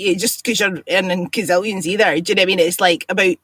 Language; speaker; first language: English; native; English